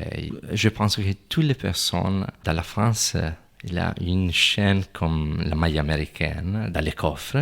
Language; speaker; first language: French; non-native, fluent; Italian